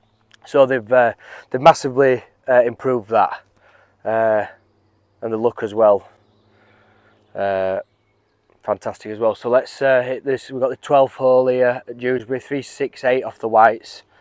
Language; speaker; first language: English; native; English